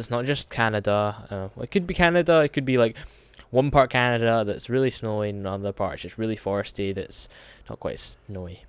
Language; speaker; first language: English; native; English